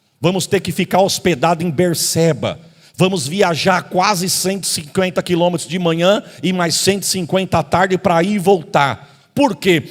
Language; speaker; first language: Portuguese; native; Portuguese